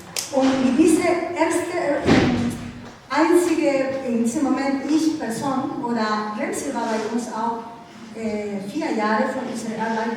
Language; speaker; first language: German; non-native, learner; Ukrainian